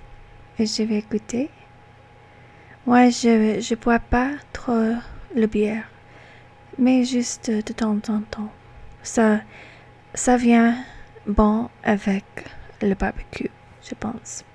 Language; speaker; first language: French; non-native, learner; English